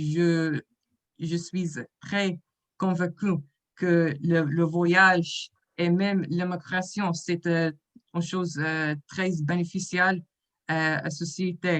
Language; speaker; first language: French; non-native, learner; English